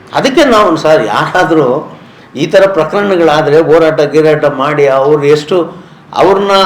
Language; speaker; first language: Kannada; native; Kannada